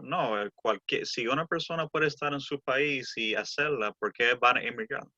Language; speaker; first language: Spanish; early bilingual, heritage; English